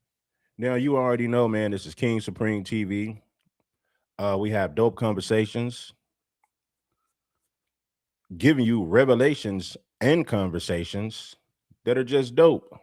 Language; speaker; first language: English; native; English